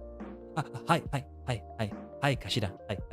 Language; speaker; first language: Japanese; non-native, learner; English